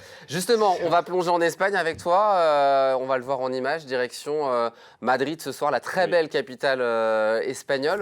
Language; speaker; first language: French; native; French